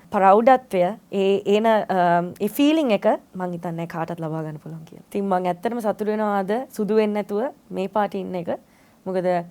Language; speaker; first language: Sinhala; native; Sinhala